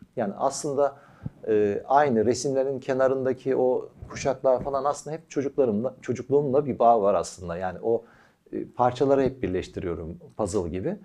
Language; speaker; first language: Turkish; native; Turkish